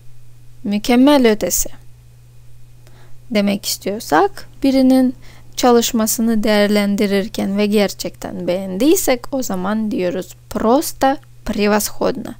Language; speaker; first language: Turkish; non-native, fluent; Russian